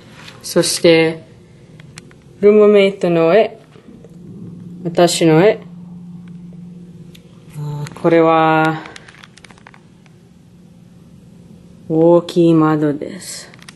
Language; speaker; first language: Japanese; non-native, learner; English